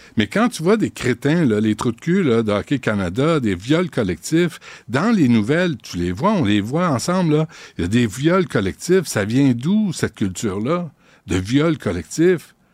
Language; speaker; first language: French; native; French